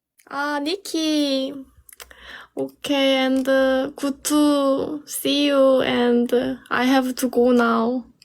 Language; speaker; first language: English; non-native, learner; Korean